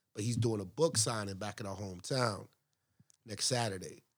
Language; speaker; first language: English; native; English